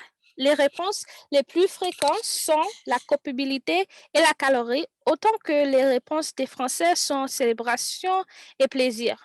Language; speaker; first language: French; non-native, learner; English